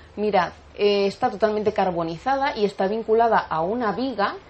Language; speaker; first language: Spanish; native; Spanish